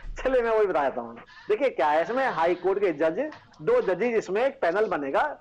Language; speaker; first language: Hindi; native; Hindi